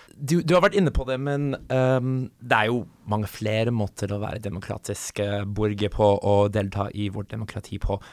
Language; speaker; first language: Norwegian; non-native, fluent; English